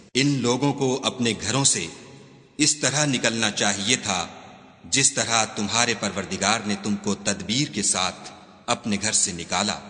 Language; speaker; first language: Urdu; native; Urdu